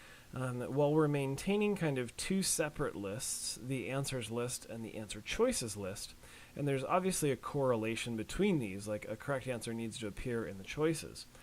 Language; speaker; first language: English; native; English